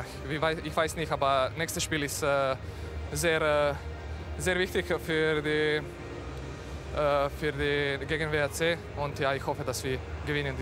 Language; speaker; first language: German; non-native, learner; Slovenian